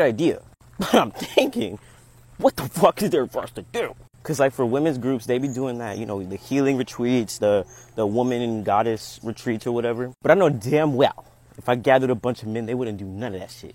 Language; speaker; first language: English; native; English